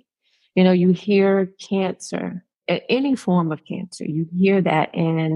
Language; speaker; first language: English; native; English